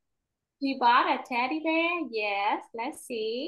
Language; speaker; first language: English; non-native, fluent; Vietnamese